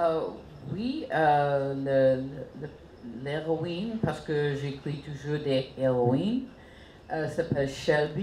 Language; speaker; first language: French; non-native, fluent; English